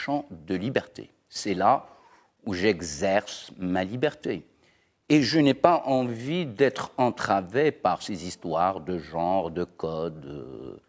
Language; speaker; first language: French; non-native, local second language; Arabic